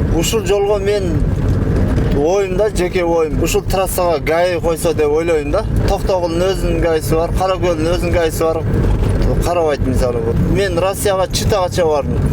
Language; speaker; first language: Kyrgyz; native; Kyrgyz